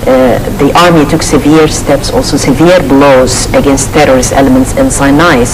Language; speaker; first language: English; non-native, fluent; Arabic